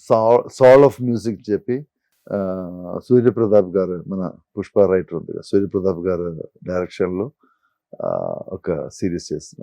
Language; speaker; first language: Telugu; non-native, local second language; Malayalam